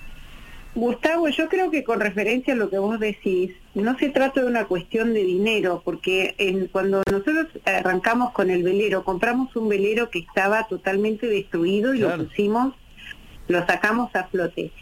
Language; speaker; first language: Spanish; native; Spanish